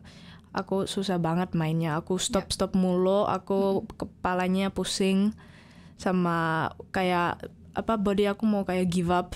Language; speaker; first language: Indonesian; early bilingual, heritage; Indonesian